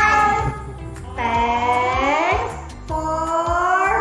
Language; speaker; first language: English; non-native, fluent; Indonesian